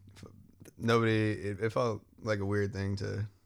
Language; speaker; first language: English; native; English